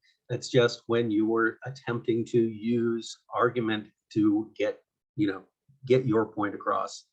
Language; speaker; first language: English; native; English